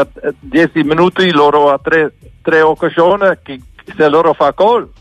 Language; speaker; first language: Italian; non-native, learner; Dutch